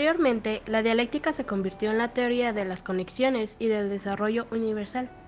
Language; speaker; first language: Spanish; native; Spanish